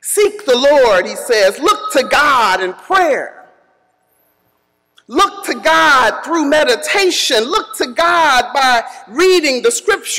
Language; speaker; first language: English; native; English